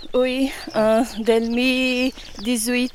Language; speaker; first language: French; non-native, learner; Portuguese